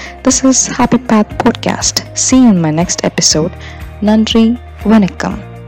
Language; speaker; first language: English; non-native, local second language; Tamil